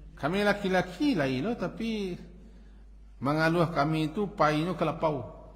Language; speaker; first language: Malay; non-native, local second language; Minangkabau